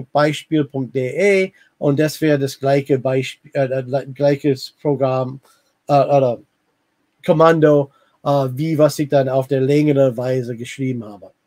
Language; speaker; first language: German; non-native, fluent; English